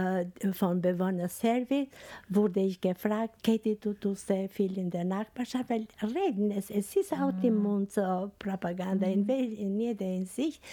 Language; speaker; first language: German; non-native, learner; Albanian